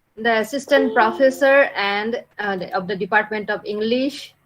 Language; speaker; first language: English; non-native, local second language; Assamese